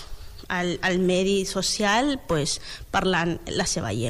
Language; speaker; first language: Catalan; non-native, learner; Spanish